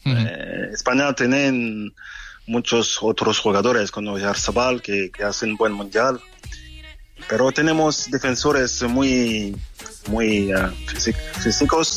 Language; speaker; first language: Spanish; non-native, fluent; French